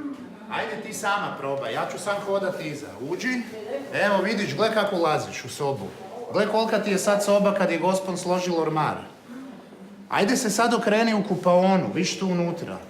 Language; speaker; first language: Croatian; native; Croatian